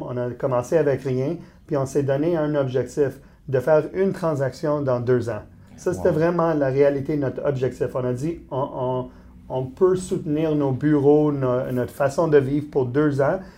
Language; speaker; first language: French; native; French